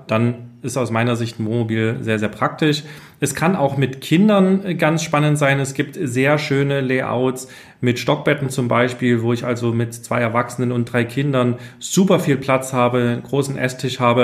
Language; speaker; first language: German; native; German